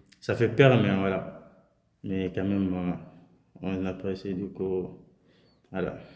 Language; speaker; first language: French; non-native, local second language; Soninke